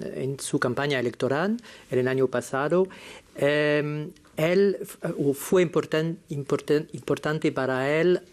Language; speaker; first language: Spanish; non-native, fluent; French